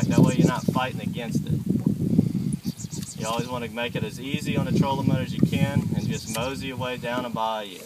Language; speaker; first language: English; native; English